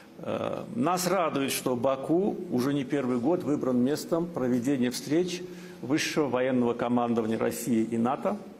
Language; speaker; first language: Russian; non-native, local second language; Azerbaijani